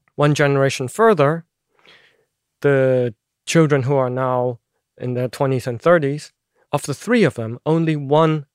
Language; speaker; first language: English; non-native, local second language; Cantonese